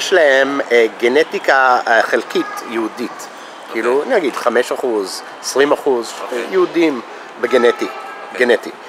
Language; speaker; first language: Hebrew; non-native, fluent; English